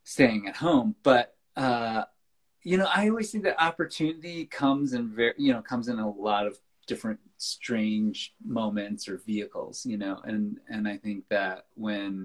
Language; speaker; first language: English; native; English